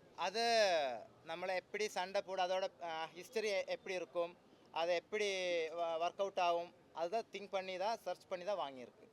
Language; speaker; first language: Tamil; non-native, learner; Malayalam